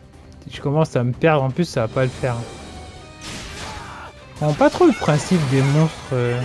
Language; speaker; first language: French; native; French